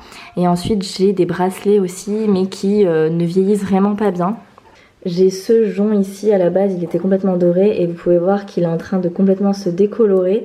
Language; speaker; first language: French; native; French